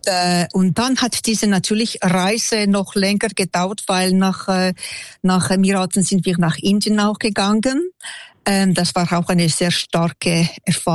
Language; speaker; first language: German; non-native, local second language; French